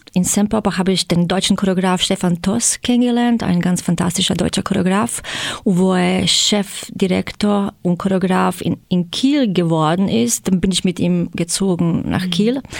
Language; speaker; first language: German; non-native, fluent; Croatian